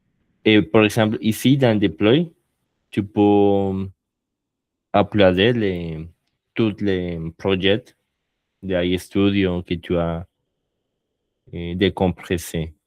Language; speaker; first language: French; non-native, learner; Spanish